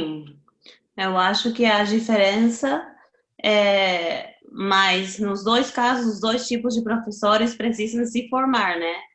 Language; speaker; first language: Portuguese; non-native, fluent; Spanish